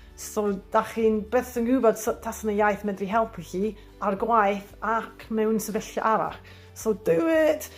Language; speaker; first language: Welsh; non-native, learner; English